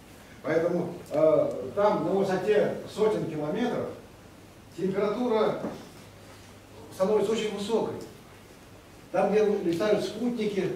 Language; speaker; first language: Russian; native; Russian